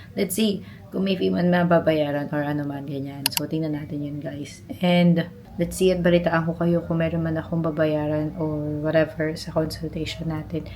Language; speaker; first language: Filipino; native; Filipino